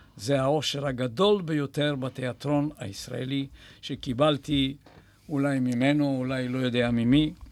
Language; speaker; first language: Hebrew; non-native, fluent; Bulgarian